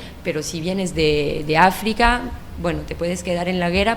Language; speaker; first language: Spanish; non-native, fluent; French